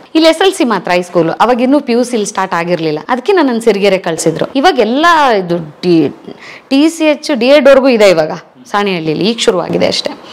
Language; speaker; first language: Kannada; native; Kannada